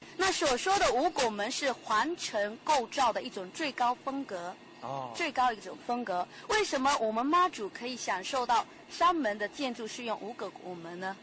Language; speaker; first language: Chinese; native; Chinese